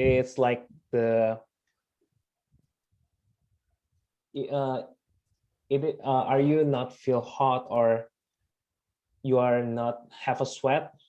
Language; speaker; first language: English; non-native, fluent; Indonesian